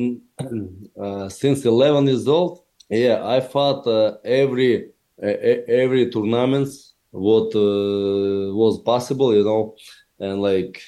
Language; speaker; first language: English; non-native, learner; Russian